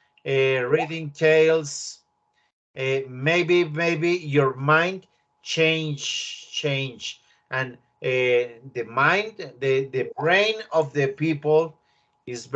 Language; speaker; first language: English; non-native, learner; Spanish